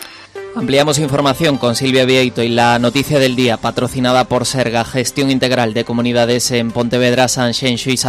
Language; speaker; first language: Spanish; native; Spanish